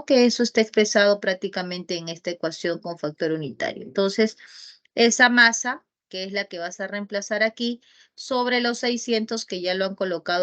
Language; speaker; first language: Spanish; native; Spanish